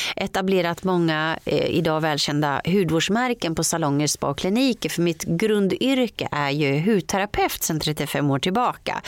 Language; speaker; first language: Swedish; native; Swedish